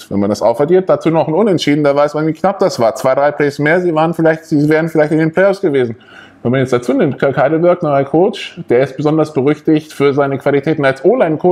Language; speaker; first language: German; native; German